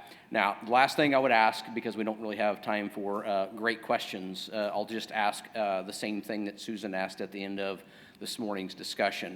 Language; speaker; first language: English; native; English